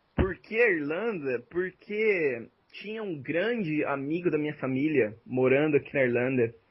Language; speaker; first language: Portuguese; native; Portuguese